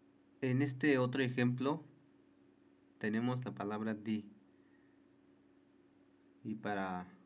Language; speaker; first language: Spanish; non-native, local second language; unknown